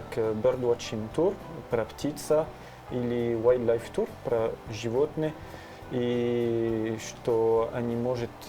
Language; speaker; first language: Russian; non-native, learner; French